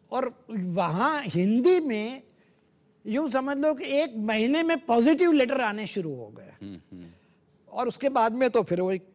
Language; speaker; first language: Hindi; non-native, local second language; Gujarati